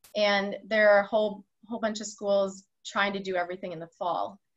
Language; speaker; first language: English; native; English